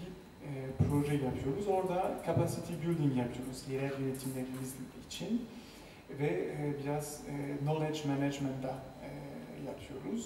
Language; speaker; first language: Turkish; non-native, fluent; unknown